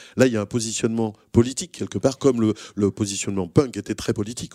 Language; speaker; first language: French; native; French